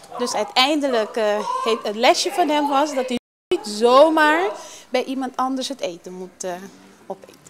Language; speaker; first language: Dutch; non-native, local second language; Papiamento